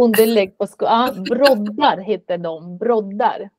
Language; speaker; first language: Swedish; non-native, fluent; Russian